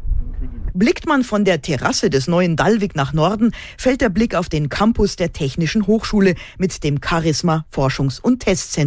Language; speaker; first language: German; native; German